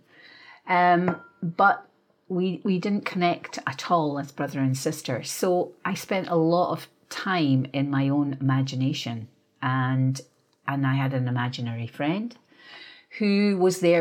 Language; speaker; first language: English; native; English